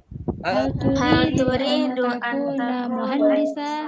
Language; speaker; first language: Arabic; non-native, learner; Indonesian